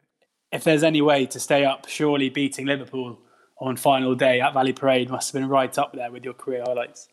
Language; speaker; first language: English; native; English